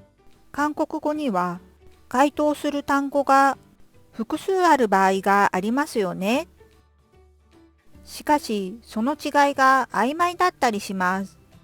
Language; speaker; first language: Japanese; non-native, fluent; Korean